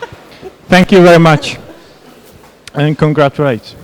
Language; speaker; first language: English; non-native, fluent; Czech